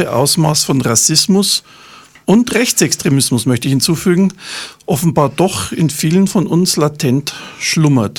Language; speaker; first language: German; native; German